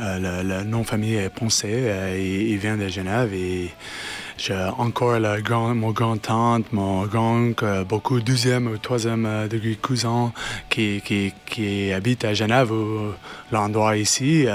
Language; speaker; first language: French; non-native, learner; English